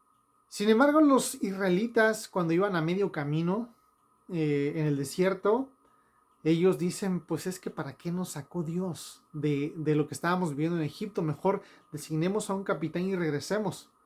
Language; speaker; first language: Spanish; native; Spanish